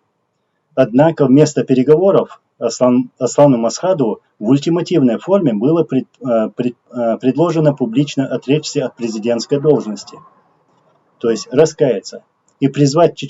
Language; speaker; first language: Russian; non-native, local second language; Chechen